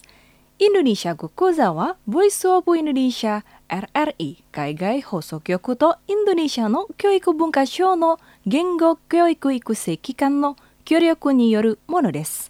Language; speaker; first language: Japanese; non-native, fluent; Indonesian